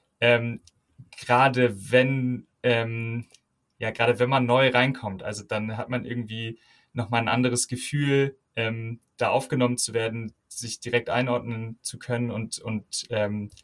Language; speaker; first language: German; native; German